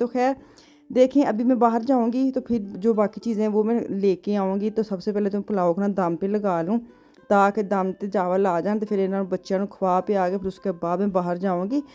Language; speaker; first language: Urdu; non-native, local second language; Punjabi